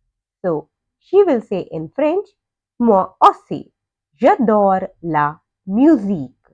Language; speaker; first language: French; non-native, fluent; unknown